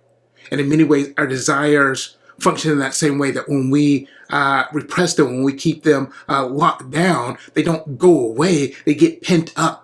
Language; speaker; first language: English; native; English